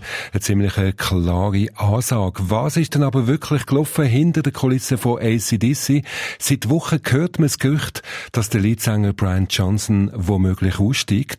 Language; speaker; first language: German; native; German